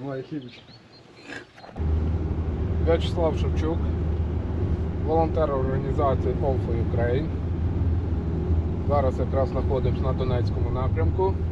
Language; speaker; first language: Ukrainian; native; Ukrainian